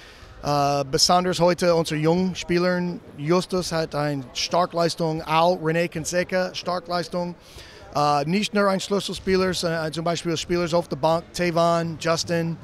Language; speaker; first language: German; non-native, learner; English